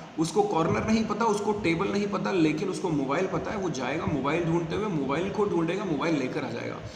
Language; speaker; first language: Hindi; native; Hindi